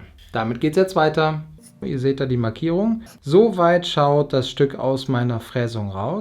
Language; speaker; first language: German; native; German